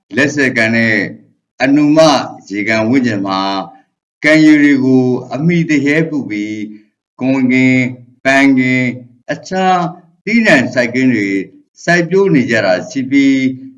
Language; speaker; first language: Burmese; native; Burmese